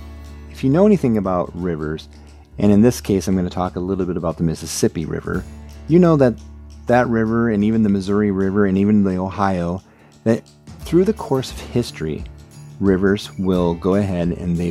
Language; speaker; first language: English; native; English